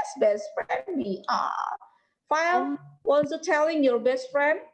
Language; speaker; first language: English; non-native, learner; Indonesian